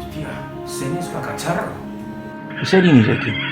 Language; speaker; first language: Basque; non-native, learner; Spanish